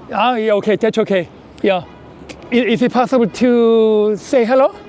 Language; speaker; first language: English; non-native, learner; Korean